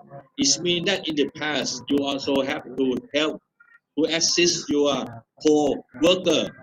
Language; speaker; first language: English; non-native, fluent; Thai